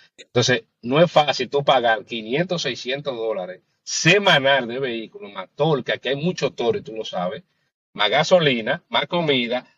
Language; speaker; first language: Spanish; native; Spanish